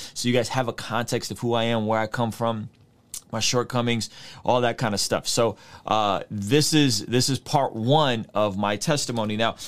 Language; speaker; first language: English; early bilingual, other home language; Russian